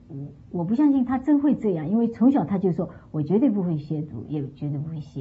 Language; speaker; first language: Chinese; native; Chinese